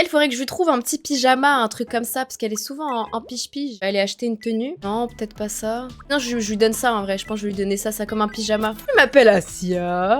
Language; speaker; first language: French; native; French